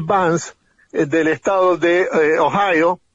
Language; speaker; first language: Spanish; native; Spanish